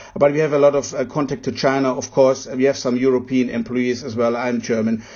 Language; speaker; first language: English; non-native, fluent; German